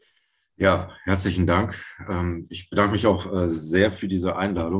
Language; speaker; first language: German; native; German